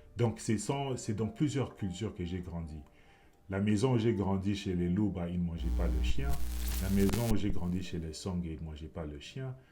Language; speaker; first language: French; non-native, local second language; Lingala